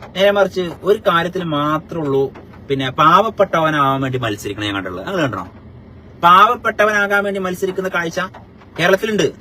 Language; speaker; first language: Malayalam; native; Malayalam